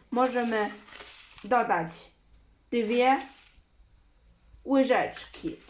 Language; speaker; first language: Polish; non-native, learner; Chinese